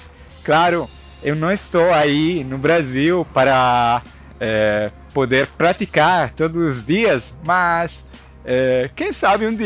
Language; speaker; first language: Portuguese; non-native, fluent; Italian